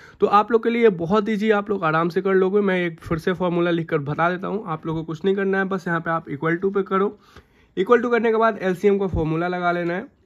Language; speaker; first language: Hindi; native; Hindi